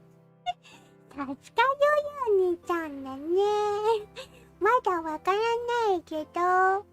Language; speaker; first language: Japanese; non-native, learner; English